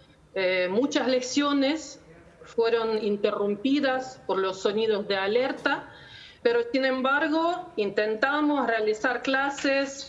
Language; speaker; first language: Spanish; non-native, learner; Ukrainian